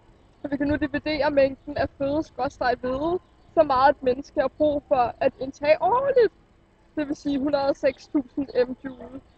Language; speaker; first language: Danish; native; Danish